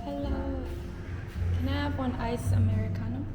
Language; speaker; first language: English; non-native, learner; Korean